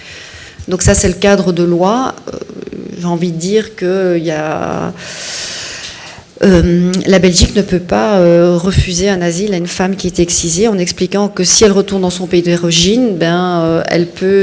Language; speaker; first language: French; native; French